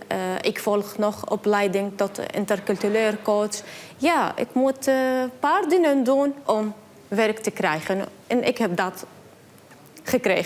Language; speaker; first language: Dutch; non-native, learner; Arabic